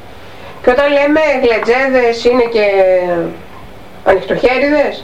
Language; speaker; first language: Greek; native; Greek